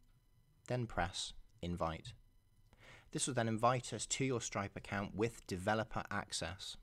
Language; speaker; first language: English; native; English